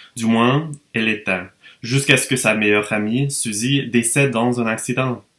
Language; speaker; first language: French; non-native, fluent; English